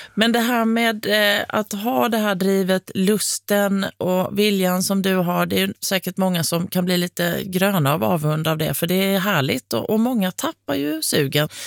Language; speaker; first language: Swedish; native; Swedish